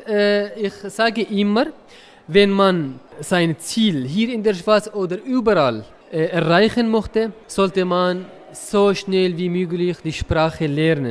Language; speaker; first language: German; non-native, fluent; Arabic